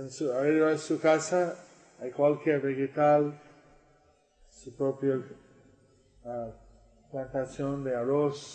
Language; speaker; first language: Spanish; non-native, learner; English